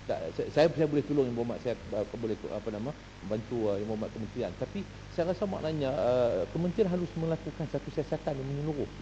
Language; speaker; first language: Malay; native; Malay